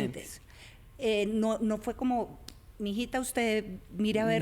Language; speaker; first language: Spanish; native; Spanish